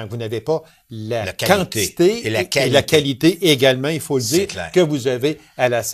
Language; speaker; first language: French; native; French